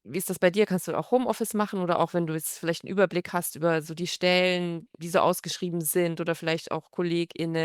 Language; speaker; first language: German; native; German